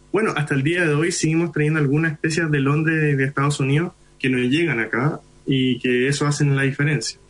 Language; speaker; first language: Spanish; early bilingual, other home language; Hindi